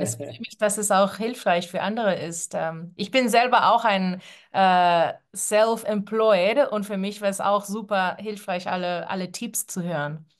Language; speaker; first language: German; non-native, fluent; Spanish